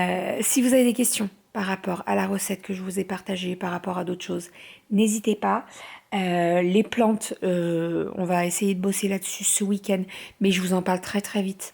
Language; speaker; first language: French; native; French